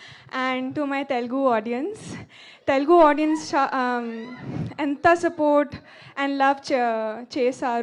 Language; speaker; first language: Telugu; non-native, learner; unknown